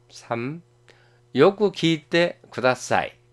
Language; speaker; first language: Japanese; non-native, fluent; Korean